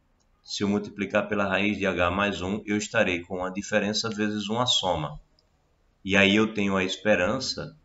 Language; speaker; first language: Portuguese; native; Portuguese